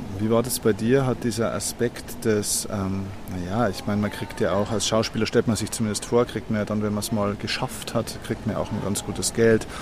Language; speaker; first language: German; native; German